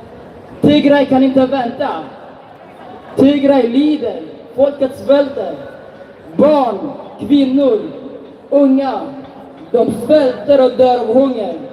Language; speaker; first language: Swedish; early bilingual, other home language; Tigrinya